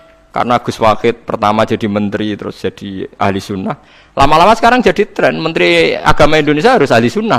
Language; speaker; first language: Indonesian; non-native, local second language; Javanese